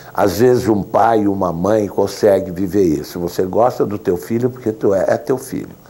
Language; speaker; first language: Portuguese; native; Portuguese